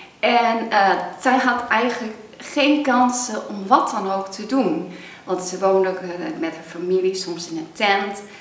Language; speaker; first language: Dutch; early bilingual, other home language; Cantonese